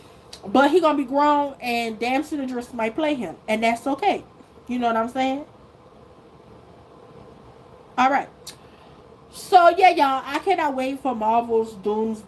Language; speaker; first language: English; native; English